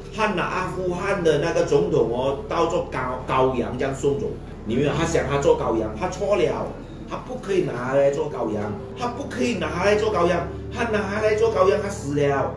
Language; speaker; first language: Chinese; native; Chinese